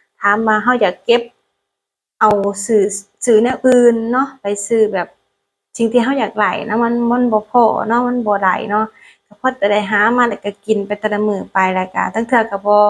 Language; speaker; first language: Thai; non-native, learner; Lao